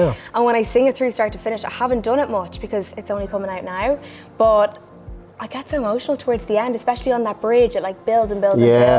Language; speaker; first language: English; native; English